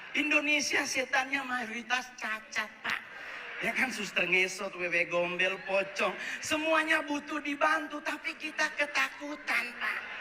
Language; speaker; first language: Indonesian; native; Indonesian